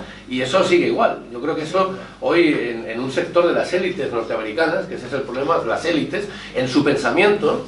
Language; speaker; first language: Spanish; native; Spanish